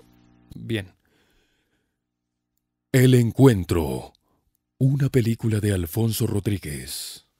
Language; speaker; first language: Spanish; native; Spanish